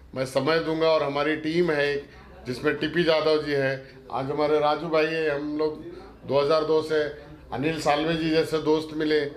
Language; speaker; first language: Hindi; native; Hindi